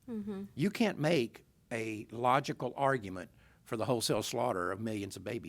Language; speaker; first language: English; native; English